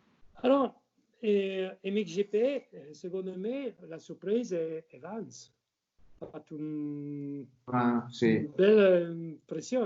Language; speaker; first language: Italian; non-native, learner; French